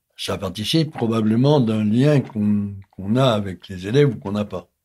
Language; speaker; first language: French; native; French